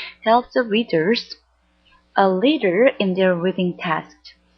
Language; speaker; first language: English; non-native, fluent; Korean